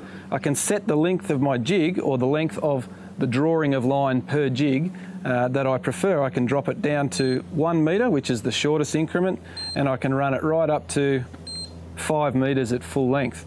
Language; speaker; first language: English; native; English